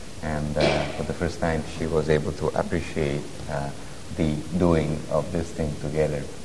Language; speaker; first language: English; non-native, fluent; Italian